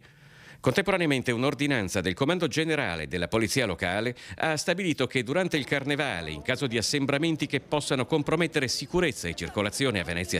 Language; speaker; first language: Italian; native; Italian